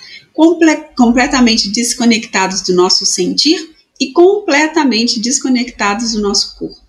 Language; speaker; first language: Portuguese; native; Portuguese